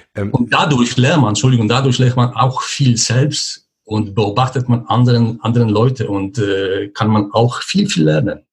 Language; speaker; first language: German; non-native, learner; Polish